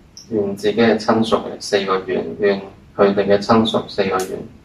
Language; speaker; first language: Chinese; native; Chinese